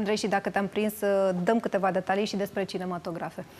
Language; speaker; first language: Romanian; native; Romanian